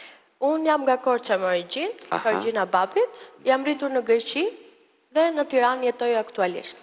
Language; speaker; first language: Albanian; early bilingual, heritage; Albanian